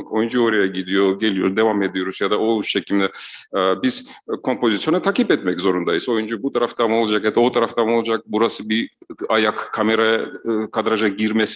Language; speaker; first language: Turkish; non-native, fluent; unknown